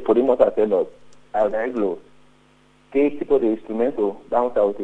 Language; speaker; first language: Spanish; non-native, learner; Yoruba